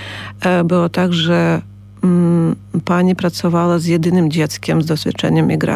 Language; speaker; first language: Polish; non-native, fluent; Ukrainian